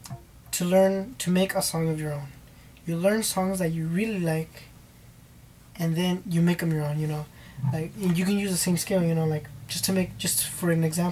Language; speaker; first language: English; early bilingual, other home language; Spanish